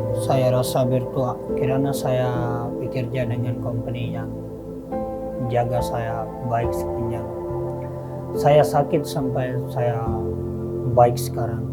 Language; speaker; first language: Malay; non-native, learner; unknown